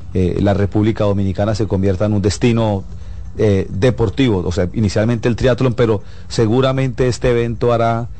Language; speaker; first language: Spanish; native; Spanish